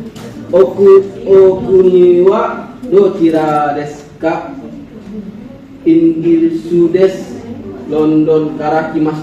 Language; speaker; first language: Japanese; non-native, learner; Indonesian